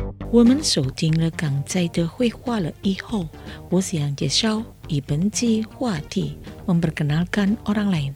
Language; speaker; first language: Chinese; non-native, fluent; Indonesian